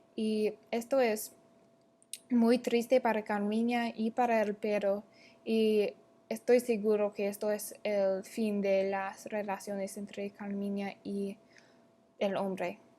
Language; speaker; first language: Spanish; non-native, learner; English